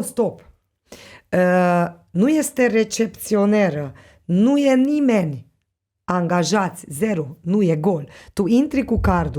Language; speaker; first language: Romanian; non-native, local second language; Hungarian